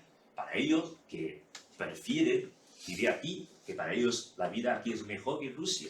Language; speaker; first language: Spanish; non-native, fluent; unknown